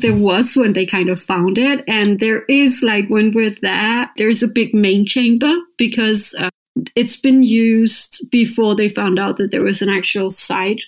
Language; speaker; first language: English; non-native, fluent; Danish